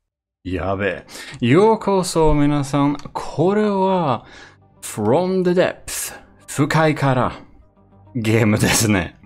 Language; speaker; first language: Japanese; non-native, learner; Swedish